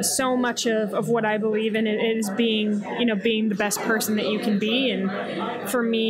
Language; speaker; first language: English; native; English